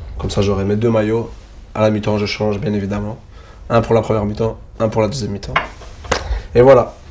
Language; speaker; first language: French; native; French